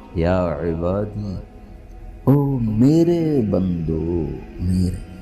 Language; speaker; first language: Urdu; non-native, local second language; Punjabi